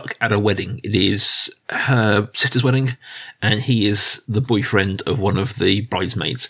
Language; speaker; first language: English; native; English